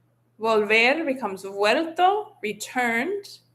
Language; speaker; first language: Spanish; non-native, fluent; English